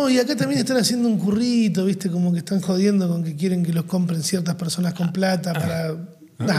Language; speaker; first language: Spanish; native; Spanish